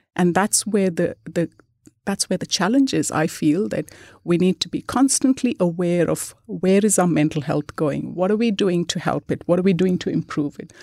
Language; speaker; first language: English; non-native, local second language; Malayalam